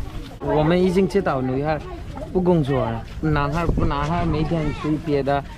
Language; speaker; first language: Chinese; non-native, learner; Bangla